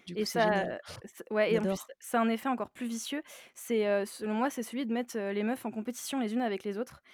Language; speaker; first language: French; native; French